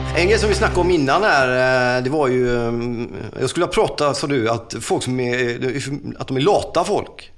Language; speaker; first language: Swedish; native; Swedish